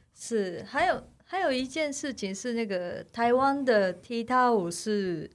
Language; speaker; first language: Chinese; non-native, fluent; Japanese